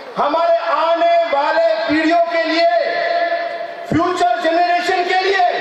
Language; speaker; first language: Hindi; non-native, local second language; Kok Borok